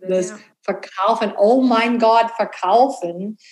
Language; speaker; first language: German; non-native, learner; English